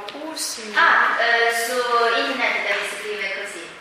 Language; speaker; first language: Italian; non-native, learner; Chinese